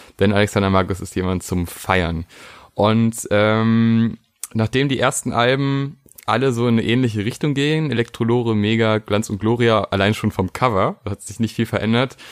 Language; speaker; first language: German; native; German